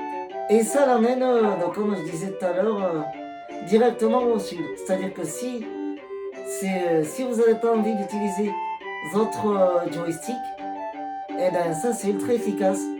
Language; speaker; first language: French; native; French